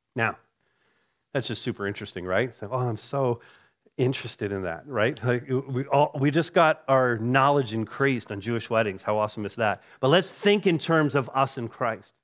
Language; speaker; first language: English; native; English